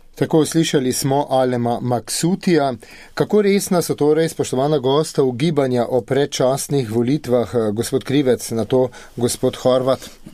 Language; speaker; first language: Slovenian; native; Slovenian